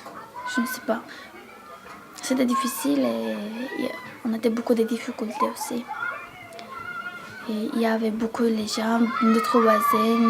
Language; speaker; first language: French; non-native, learner; Georgian